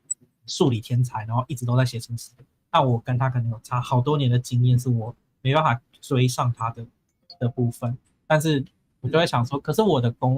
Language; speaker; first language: Chinese; native; Chinese